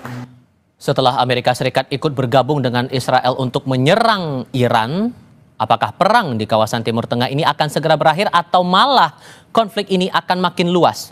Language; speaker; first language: Indonesian; native; Indonesian